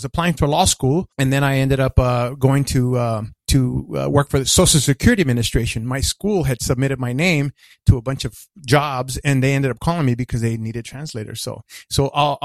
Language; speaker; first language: English; early bilingual, other home language; Spanish